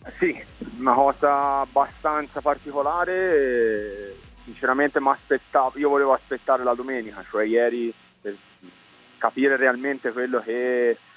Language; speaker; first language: Italian; native; Italian